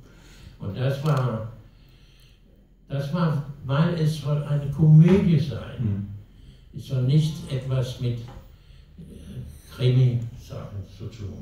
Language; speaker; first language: German; non-native, learner; Danish